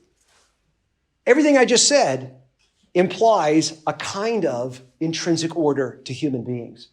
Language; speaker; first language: English; native; English